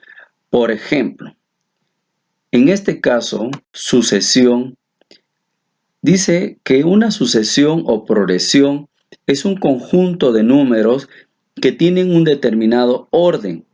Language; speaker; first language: Spanish; native; Spanish